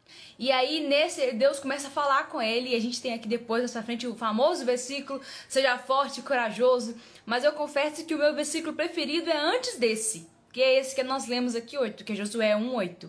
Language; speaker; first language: Portuguese; native; Portuguese